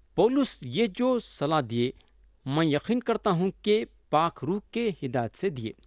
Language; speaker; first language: Urdu; native; Urdu